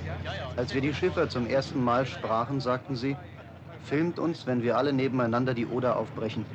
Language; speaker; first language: German; native; German